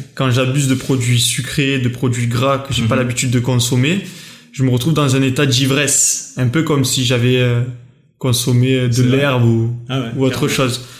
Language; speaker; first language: French; native; French